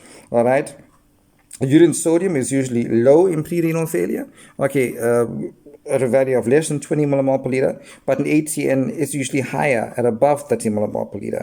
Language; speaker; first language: English; native; English